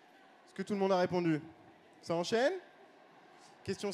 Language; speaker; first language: French; native; French